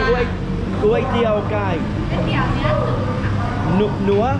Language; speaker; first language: Thai; non-native, learner; English